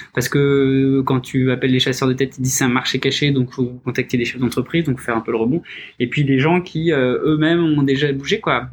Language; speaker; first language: French; native; French